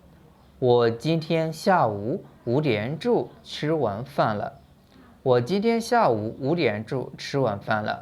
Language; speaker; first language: Chinese; non-native, fluent; Burmese